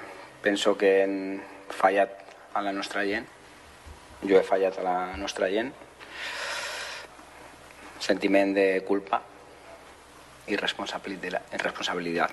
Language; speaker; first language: Catalan; non-native, fluent; Spanish